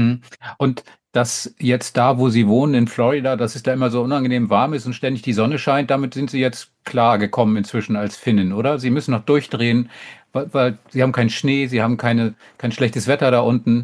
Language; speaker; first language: German; native; German